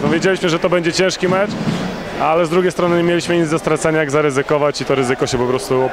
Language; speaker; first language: Polish; native; Polish